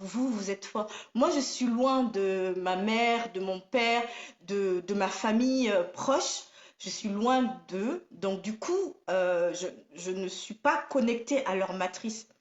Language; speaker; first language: French; non-native, local second language; Somali